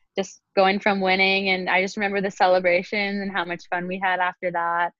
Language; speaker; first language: English; native; English